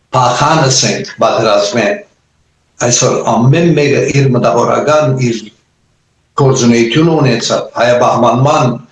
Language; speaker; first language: Armenian; early bilingual, heritage; Armenian